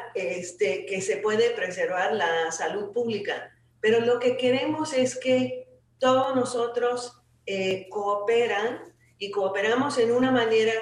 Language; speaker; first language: Spanish; non-native, fluent; English